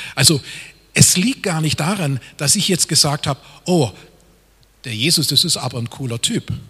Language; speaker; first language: German; native; German